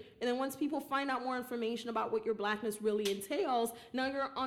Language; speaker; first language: English; early bilingual, other home language; Haitian Creole